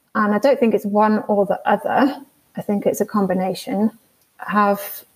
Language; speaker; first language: English; native; English